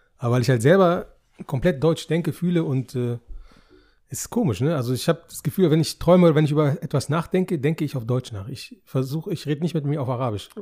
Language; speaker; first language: German; native; German